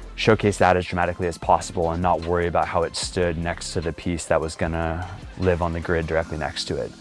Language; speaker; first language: English; native; English